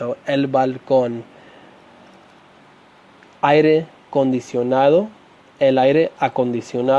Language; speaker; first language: Spanish; non-native, fluent; English